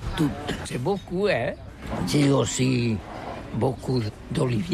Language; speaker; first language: French; non-native, learner; Catalan